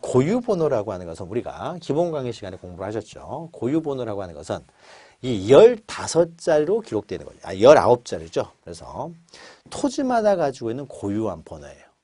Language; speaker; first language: Korean; native; Korean